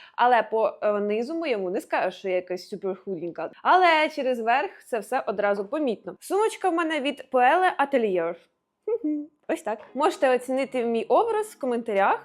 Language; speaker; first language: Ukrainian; non-native, local second language; Russian